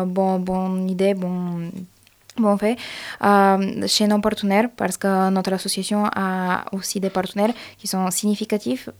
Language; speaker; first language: French; non-native, fluent; Bulgarian